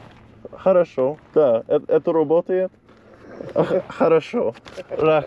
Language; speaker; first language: Russian; non-native, learner; English